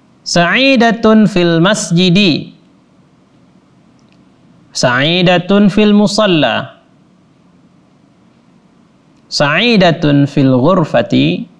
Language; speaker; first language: Arabic; non-native, fluent; Indonesian